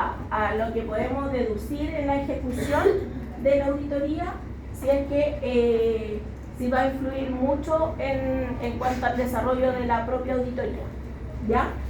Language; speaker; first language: Spanish; native; Spanish